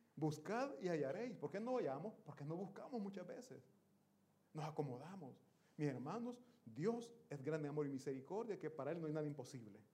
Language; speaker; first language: Spanish; native; Spanish